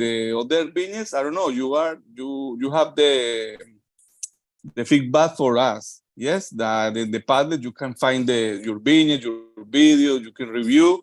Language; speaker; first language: English; non-native, learner; Spanish